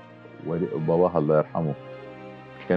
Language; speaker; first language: Arabic; native; Arabic